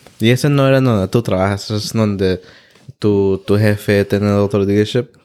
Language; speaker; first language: Spanish; early bilingual, heritage; Spanish